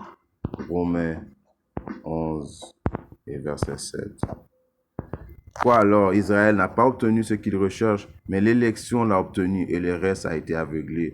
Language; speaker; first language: French; native; French